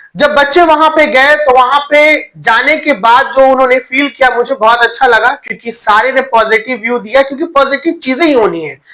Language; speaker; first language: Hindi; native; Hindi